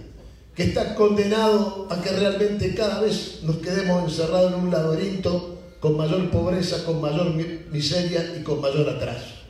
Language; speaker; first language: Spanish; native; Spanish